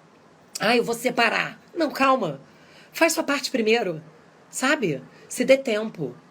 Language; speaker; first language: Portuguese; native; Portuguese